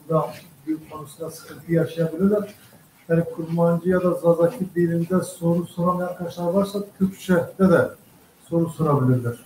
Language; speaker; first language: Turkish; non-native, local second language; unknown